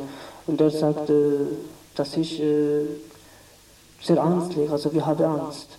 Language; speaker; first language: German; non-native, learner; Kurdish